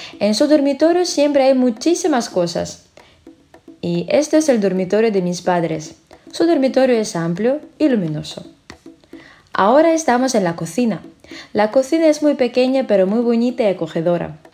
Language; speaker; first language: Spanish; non-native, fluent; Russian